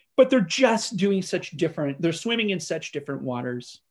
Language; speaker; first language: English; native; English